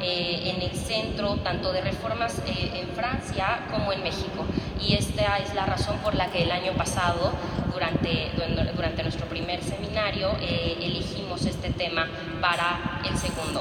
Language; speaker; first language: Spanish; native; Spanish